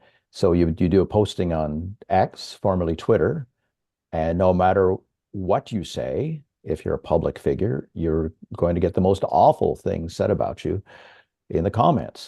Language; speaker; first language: English; native; English